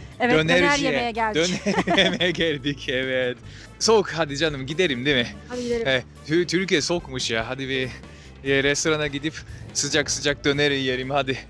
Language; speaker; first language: Turkish; non-native, fluent; Japanese